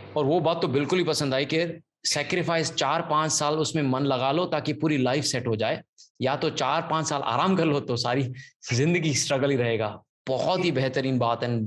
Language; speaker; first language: Hindi; non-native, local second language; Gujarati